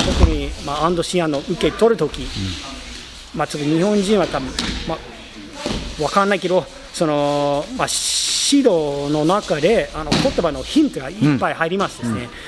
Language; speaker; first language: Japanese; non-native, fluent; English